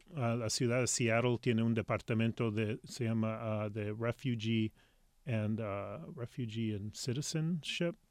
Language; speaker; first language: Spanish; early bilingual, heritage; Spanish